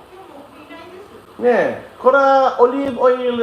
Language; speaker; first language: Japanese; non-native, learner; English